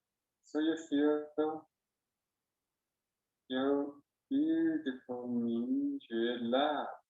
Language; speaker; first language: English; non-native, learner; Chinese